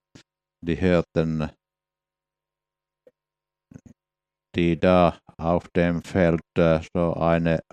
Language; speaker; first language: German; non-native, fluent; Finnish